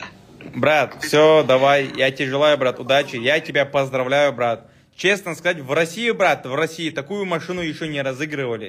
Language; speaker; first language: Russian; native; Russian